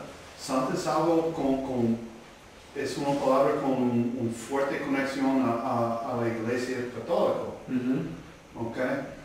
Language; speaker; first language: Spanish; early bilingual, heritage; English